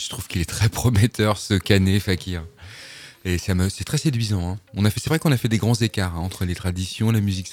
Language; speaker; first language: French; native; French